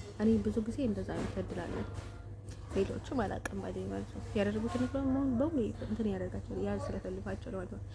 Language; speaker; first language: Amharic; native; Amharic